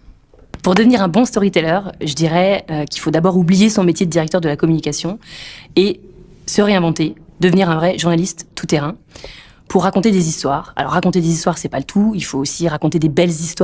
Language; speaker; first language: French; native; French